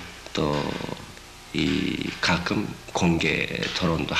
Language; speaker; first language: Korean; native; Korean